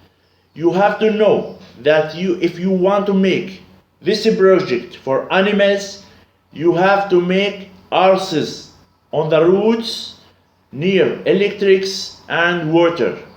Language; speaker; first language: English; non-native, learner; Arabic